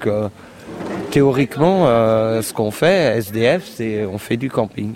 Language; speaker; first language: French; native; French